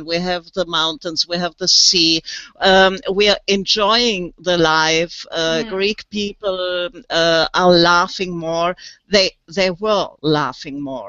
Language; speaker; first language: English; non-native, fluent; German